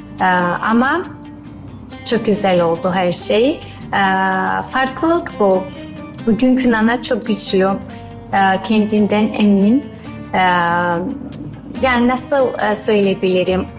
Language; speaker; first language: Turkish; non-native, learner; Georgian